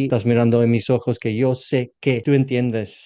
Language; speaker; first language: Spanish; non-native, learner; English